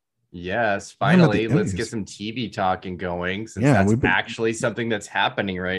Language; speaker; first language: English; native; English